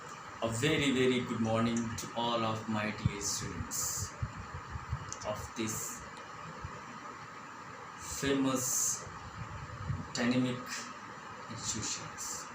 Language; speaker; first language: English; non-native, local second language; Hindi